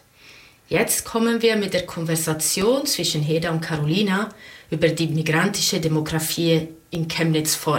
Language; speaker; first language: German; non-native, fluent; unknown